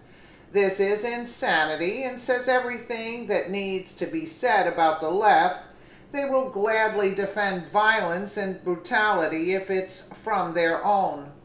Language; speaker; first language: English; native; English